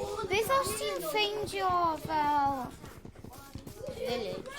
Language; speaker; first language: Welsh; non-native, local second language; English